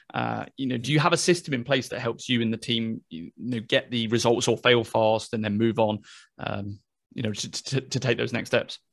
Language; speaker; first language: English; native; English